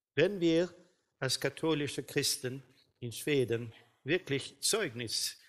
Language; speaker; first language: German; non-native, fluent; Swedish